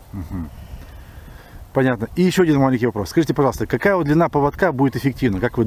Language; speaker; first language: Russian; native; Russian